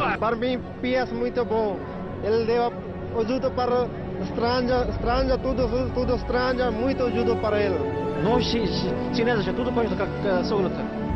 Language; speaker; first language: Portuguese; non-native, learner; Chinese